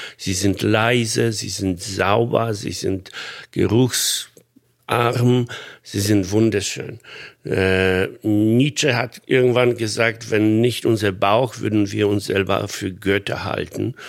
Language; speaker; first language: German; non-native, fluent; Polish